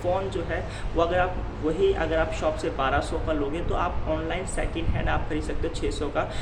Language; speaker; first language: Hindi; native; Hindi